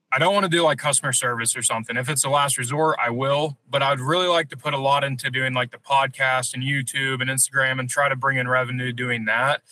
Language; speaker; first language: English; native; English